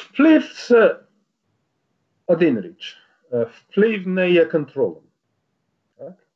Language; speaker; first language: Ukrainian; non-native, learner; English